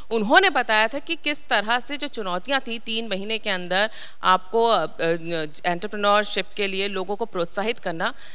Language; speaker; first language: Hindi; native; Hindi